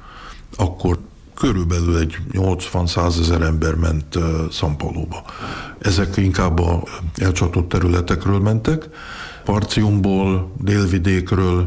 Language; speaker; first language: Hungarian; early bilingual, heritage; Hungarian